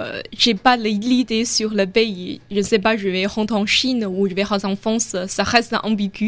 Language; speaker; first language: French; non-native, fluent; Chinese